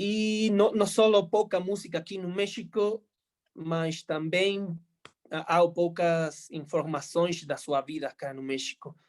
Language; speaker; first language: Portuguese; non-native, fluent; Spanish